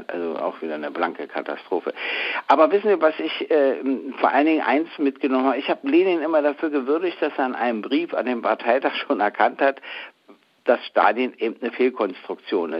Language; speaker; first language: German; native; German